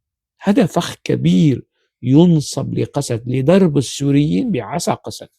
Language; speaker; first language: Arabic; non-native, local second language; Kurdish